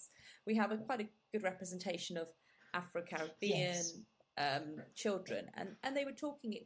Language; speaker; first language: English; non-native, local second language; Gujarati